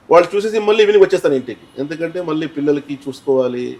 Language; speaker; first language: Telugu; non-native, fluent; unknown